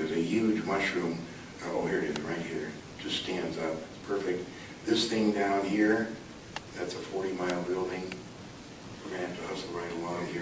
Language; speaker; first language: English; native; English